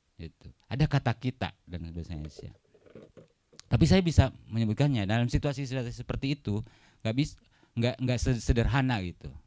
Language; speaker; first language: Indonesian; non-native, local second language; Buginese